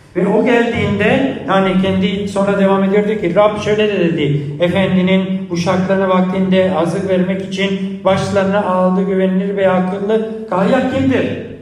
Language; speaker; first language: Turkish; non-native, fluent; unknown